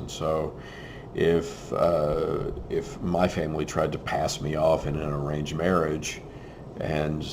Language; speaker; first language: English; native; English